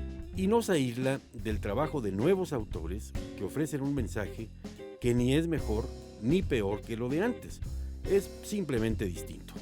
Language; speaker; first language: Spanish; native; Spanish